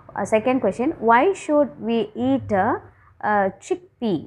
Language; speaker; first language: English; non-native, local second language; Tamil